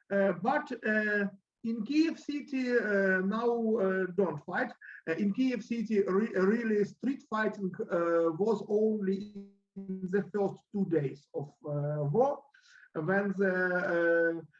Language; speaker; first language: English; non-native, learner; Russian